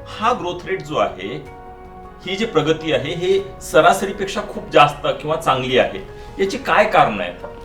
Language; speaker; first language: Marathi; native; Marathi